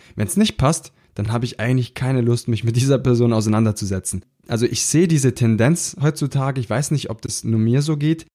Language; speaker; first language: German; early bilingual, other home language; Italian